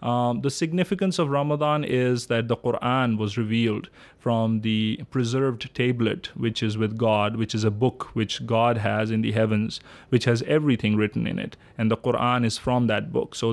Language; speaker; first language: English; non-native, local second language; Urdu